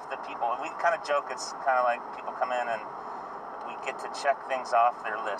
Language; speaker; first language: English; native; English